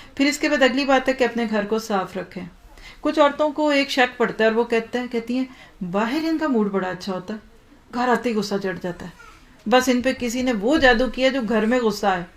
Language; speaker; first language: Urdu; native; Urdu